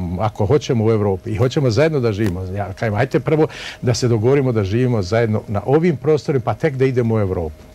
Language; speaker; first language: Serbian; non-native, local second language; Albanian